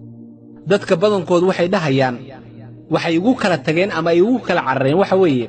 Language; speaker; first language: Somali; native; Somali